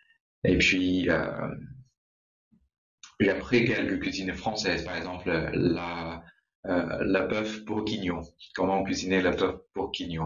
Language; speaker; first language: French; non-native, learner; Chinese